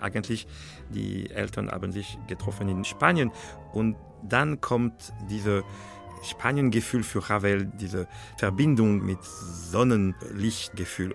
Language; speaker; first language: German; non-native, fluent; French